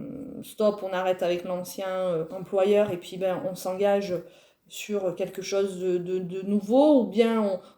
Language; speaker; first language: French; native; French